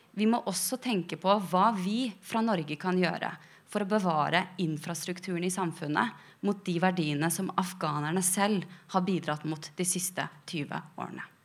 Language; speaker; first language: Norwegian; early bilingual, other home language; Persian